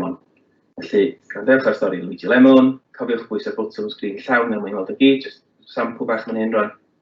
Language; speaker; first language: Welsh; native; Welsh